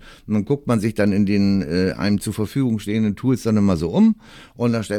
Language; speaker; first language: German; native; German